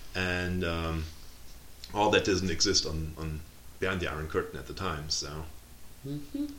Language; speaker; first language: English; non-native, fluent; German